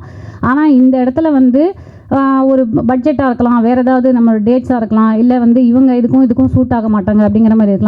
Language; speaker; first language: Tamil; native; Tamil